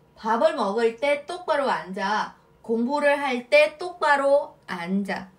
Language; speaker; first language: Korean; non-native, fluent; Vietnamese